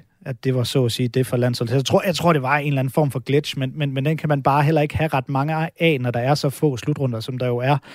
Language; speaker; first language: Danish; native; Danish